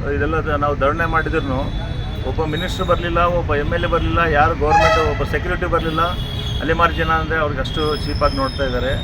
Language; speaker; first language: Kannada; native; Kannada